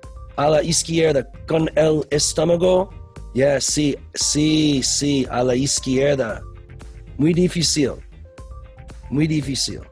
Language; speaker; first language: Spanish; non-native, learner; English